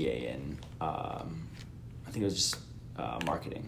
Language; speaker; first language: English; native; English